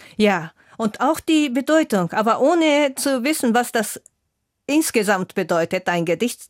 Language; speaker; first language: German; non-native, fluent; Japanese